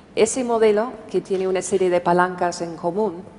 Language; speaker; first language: Spanish; non-native, fluent; English